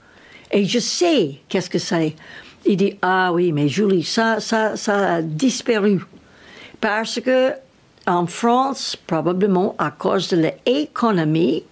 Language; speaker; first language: French; non-native, learner; English